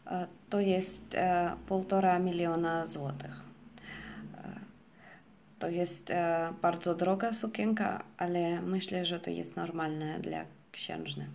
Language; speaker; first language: Polish; non-native, learner; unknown